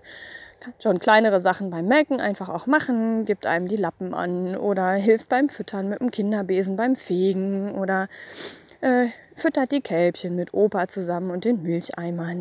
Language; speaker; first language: German; native; German